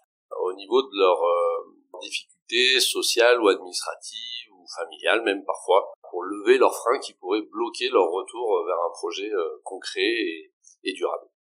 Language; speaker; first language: French; native; French